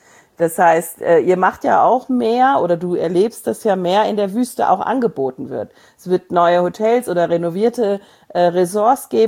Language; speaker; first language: German; native; German